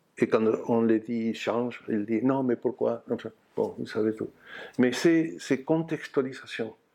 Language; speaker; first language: French; non-native, fluent; Spanish